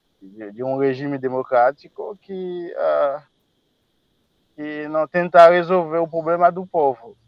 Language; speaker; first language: Portuguese; non-native, fluent; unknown